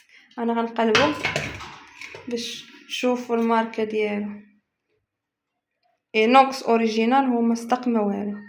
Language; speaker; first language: Arabic; native; Arabic